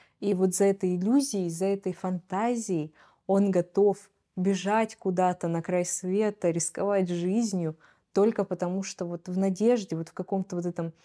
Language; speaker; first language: Russian; native; Russian